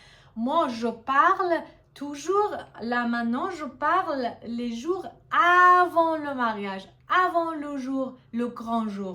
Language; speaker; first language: French; non-native, fluent; Persian